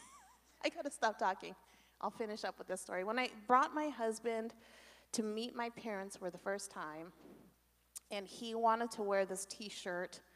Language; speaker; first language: English; native; English